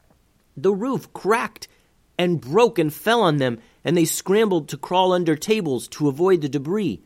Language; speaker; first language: English; native; English